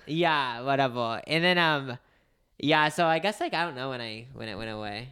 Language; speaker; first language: English; native; English